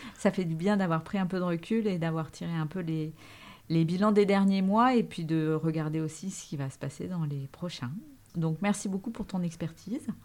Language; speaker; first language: French; native; French